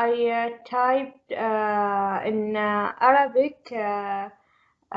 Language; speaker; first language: English; non-native, learner; Arabic